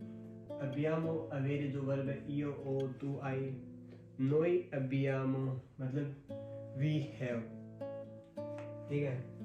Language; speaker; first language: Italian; non-native, fluent; Hindi